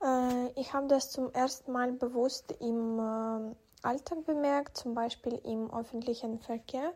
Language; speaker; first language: German; non-native, fluent; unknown